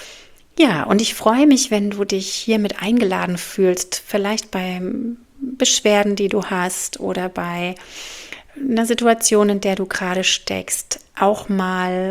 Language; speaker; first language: German; native; German